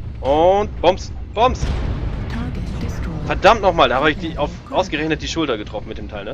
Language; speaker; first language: German; native; German